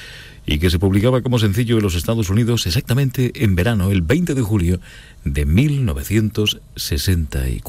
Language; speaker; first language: Spanish; native; Spanish